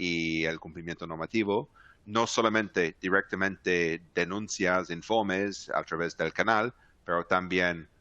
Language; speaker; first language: Spanish; non-native, fluent; English